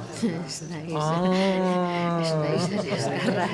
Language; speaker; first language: Basque; non-native, local second language; Spanish